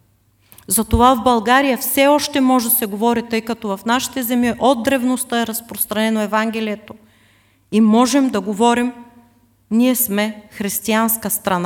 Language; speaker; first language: Bulgarian; native; Bulgarian